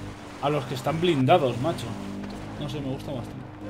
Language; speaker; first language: Spanish; native; Spanish